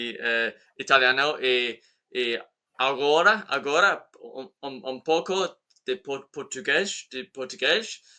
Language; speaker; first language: Spanish; non-native, learner; English